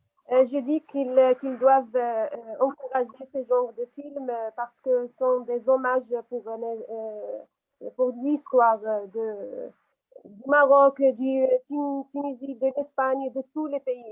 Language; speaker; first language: French; non-native, local second language; Arabic